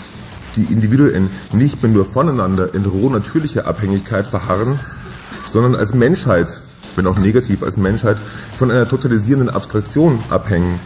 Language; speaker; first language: German; native; German